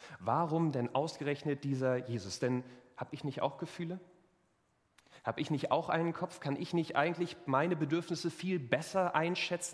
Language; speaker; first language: German; native; German